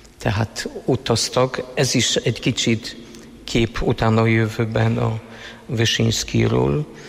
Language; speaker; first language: Hungarian; non-native, fluent; Polish